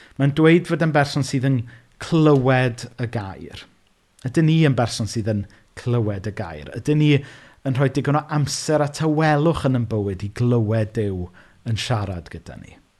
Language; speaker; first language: Welsh; native; Welsh